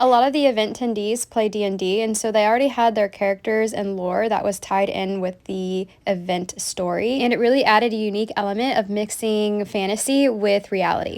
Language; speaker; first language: English; native; English